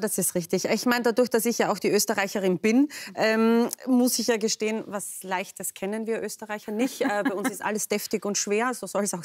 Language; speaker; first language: German; native; German